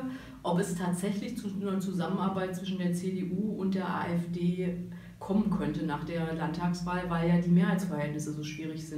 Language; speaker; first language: German; native; German